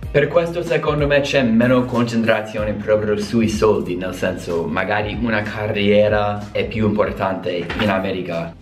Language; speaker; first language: Italian; non-native, fluent; English